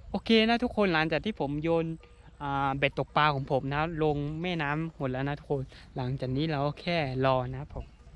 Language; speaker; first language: Thai; native; Thai